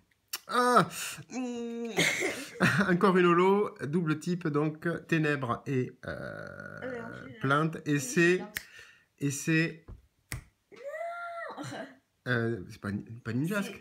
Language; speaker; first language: French; native; French